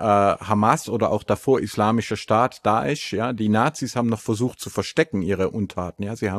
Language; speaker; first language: German; native; German